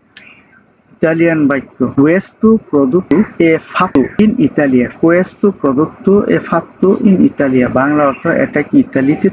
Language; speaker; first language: Italian; non-native, fluent; Bangla